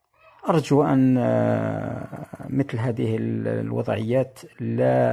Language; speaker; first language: Arabic; native; Arabic